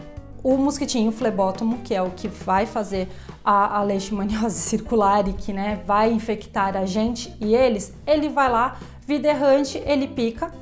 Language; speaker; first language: Portuguese; native; Portuguese